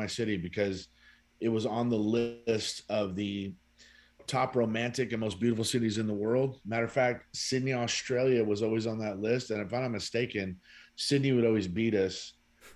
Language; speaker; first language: English; native; English